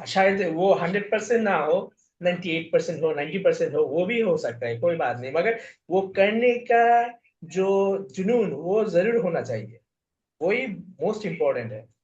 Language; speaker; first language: Hindi; non-native, fluent; Bangla